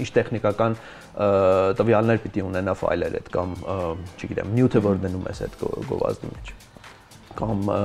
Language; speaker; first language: Armenian; early bilingual, heritage; Armenian